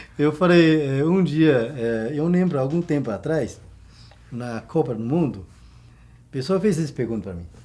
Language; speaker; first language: Portuguese; non-native, fluent; Chinese